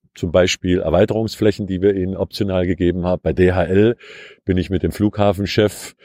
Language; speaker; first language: German; native; German